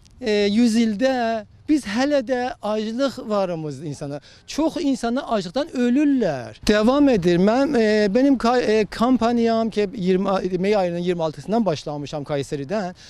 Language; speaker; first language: Turkish; non-native, learner; Azerbaijani